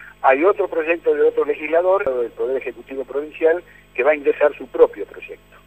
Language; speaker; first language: Spanish; native; Spanish